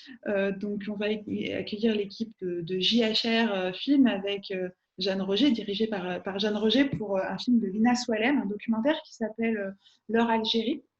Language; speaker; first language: French; native; French